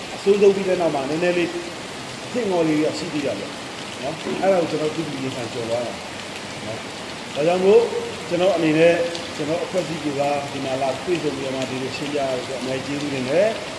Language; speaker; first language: Burmese; non-native, local second language; Shwe Palaung